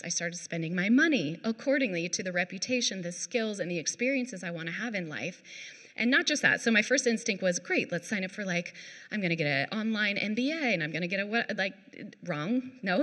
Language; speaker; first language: English; native; English